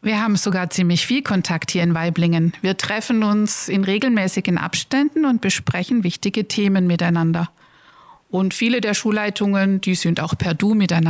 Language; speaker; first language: German; native; German